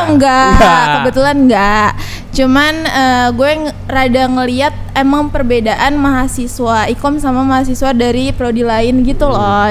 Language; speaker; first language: Indonesian; native; Indonesian